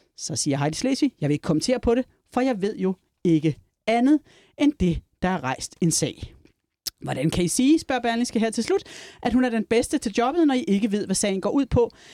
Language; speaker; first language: Danish; native; Danish